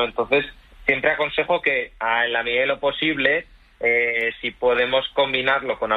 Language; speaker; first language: Spanish; native; Spanish